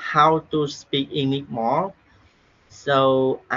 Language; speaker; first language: English; non-native, learner; Vietnamese